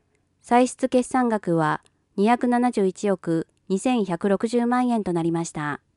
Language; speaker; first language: Japanese; native; Japanese